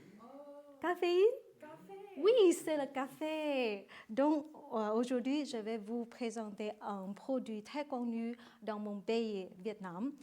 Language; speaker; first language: French; non-native, learner; Vietnamese